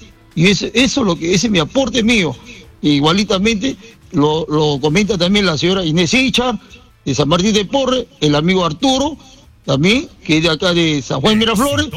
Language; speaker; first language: Spanish; native; Spanish